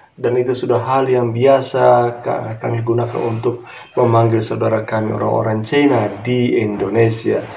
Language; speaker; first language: Indonesian; native; Indonesian